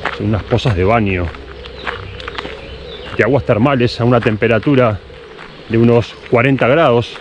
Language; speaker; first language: Spanish; native; Spanish